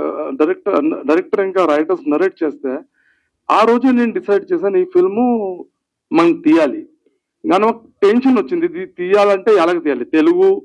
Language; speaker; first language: Telugu; early bilingual, heritage; Telugu